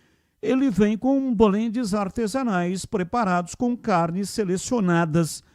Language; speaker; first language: Portuguese; native; Portuguese